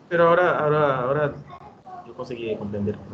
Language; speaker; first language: Spanish; non-native, learner; Portuguese